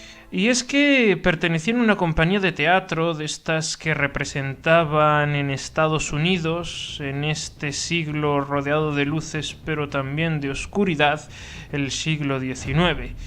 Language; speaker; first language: Spanish; native; Spanish